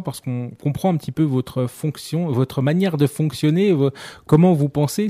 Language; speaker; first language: French; native; French